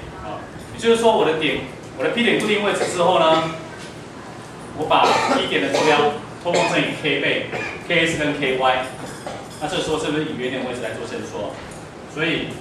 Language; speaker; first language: Chinese; native; Chinese